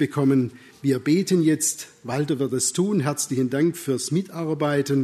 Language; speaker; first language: German; native; German